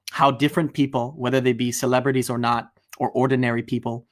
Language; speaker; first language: English; native; English